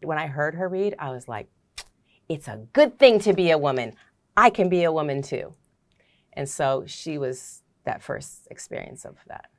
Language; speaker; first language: English; native; English